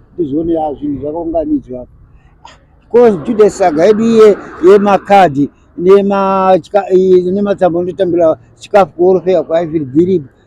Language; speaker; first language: Shona; early bilingual, other home language; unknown